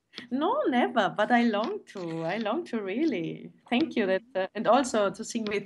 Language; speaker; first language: English; non-native, fluent; German